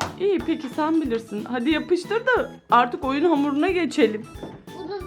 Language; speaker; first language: Turkish; native; Turkish